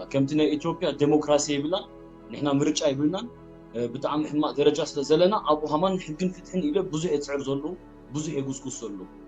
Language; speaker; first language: Tigrinya; early bilingual, heritage; Tigrinya